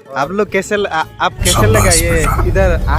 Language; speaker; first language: Hindi; non-native, local second language; Odia